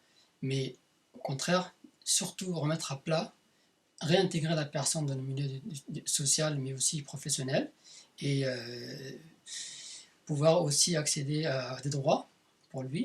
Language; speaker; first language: French; native; French